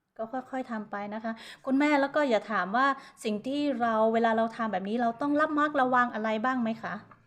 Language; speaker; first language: Thai; non-native, local second language; Hmong